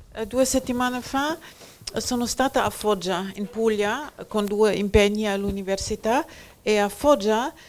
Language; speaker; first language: Italian; non-native, fluent; German